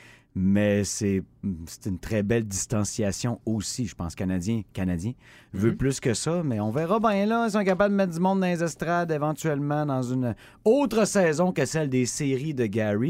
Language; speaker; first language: French; native; French